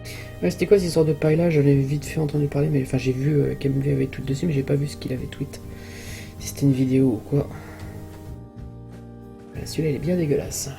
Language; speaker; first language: French; native; French